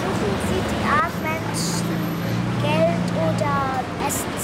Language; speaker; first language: German; non-native, local second language; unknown